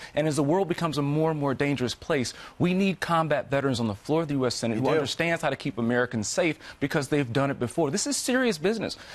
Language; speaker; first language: English; native; English